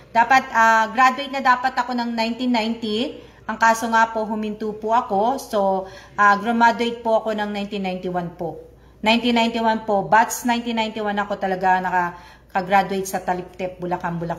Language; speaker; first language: Filipino; native; Filipino